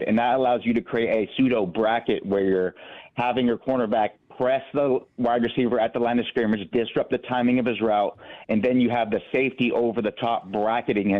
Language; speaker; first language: English; native; English